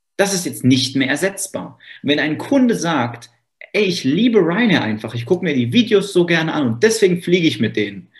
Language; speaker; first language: German; native; German